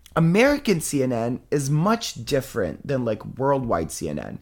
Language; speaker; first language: English; non-native, fluent; Italian